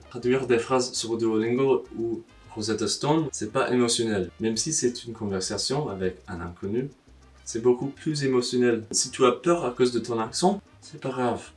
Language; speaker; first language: French; non-native, learner; English